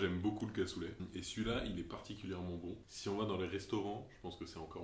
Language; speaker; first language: French; native; French